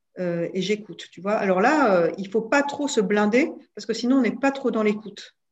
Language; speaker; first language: French; native; French